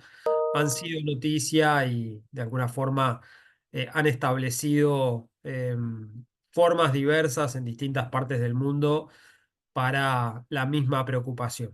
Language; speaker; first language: Spanish; native; Spanish